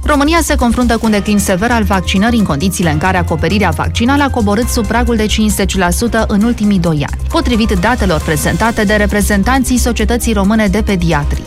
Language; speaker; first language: Romanian; native; Romanian